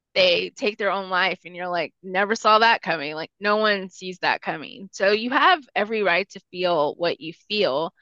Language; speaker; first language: English; early bilingual, other home language; Spanish